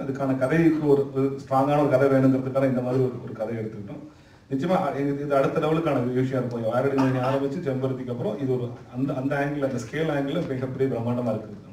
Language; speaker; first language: Tamil; native; Tamil